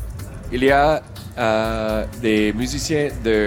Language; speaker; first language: French; non-native, learner; English